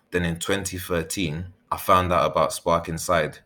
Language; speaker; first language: English; native; English